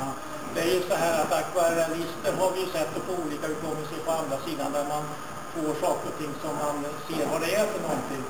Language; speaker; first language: Swedish; native; Swedish